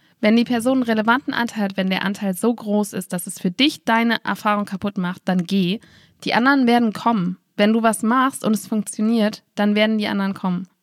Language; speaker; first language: German; native; German